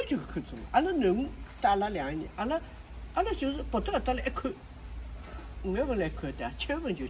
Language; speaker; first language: Chinese; non-native, local second language; Wu Chinese